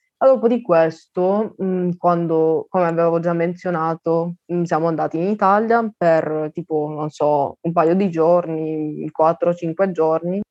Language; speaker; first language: Italian; non-native, fluent; Russian